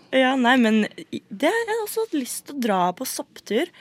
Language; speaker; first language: Norwegian; native; Norwegian